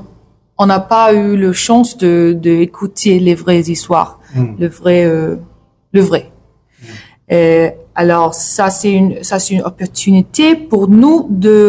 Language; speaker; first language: French; non-native, learner; English